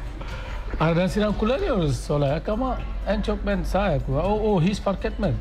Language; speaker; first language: Turkish; non-native, learner; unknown